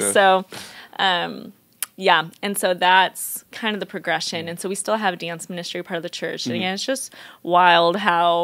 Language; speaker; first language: English; native; English